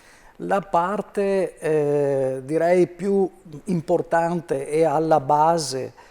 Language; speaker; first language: Italian; native; Italian